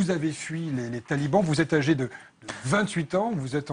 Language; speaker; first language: French; native; French